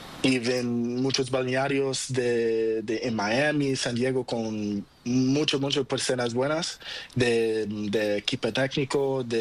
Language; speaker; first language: Spanish; non-native, learner; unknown